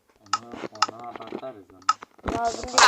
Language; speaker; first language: Turkish; native; Turkish